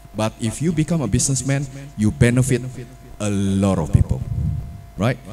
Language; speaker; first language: English; non-native, fluent; Indonesian